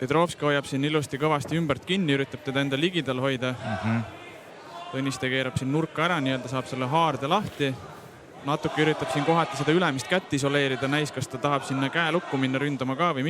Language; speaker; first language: Estonian; native; Estonian